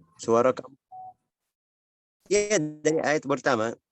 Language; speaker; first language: Indonesian; non-native, learner; Arabic